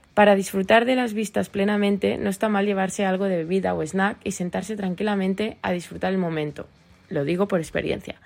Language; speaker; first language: Spanish; native; Spanish